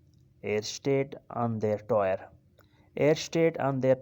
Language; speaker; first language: German; non-native, fluent; Urdu